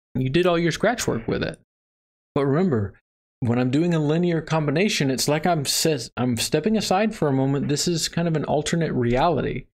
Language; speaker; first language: English; native; English